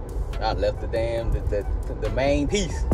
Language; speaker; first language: English; native; English